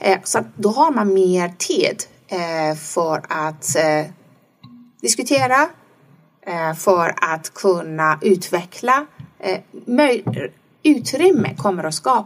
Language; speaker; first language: Swedish; non-native, fluent; Persian